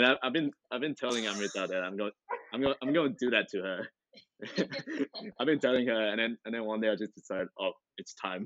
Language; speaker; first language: English; non-native, local second language; Chinese